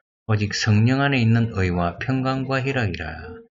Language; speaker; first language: Korean; native; Korean